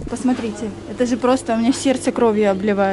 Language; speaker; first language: Russian; native; Russian